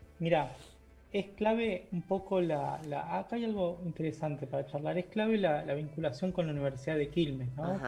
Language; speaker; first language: Spanish; native; Spanish